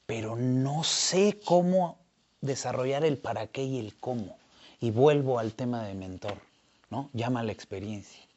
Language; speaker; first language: Spanish; native; Spanish